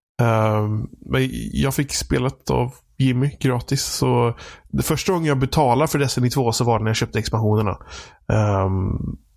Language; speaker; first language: Swedish; native; Swedish